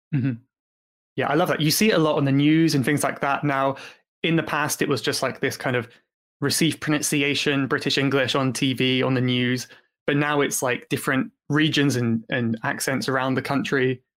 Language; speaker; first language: English; native; English